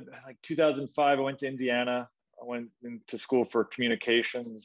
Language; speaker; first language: English; native; English